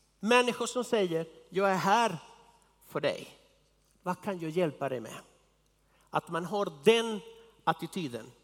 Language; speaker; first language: Swedish; non-native, fluent; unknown